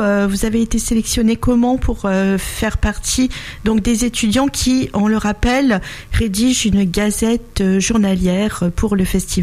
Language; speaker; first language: French; native; French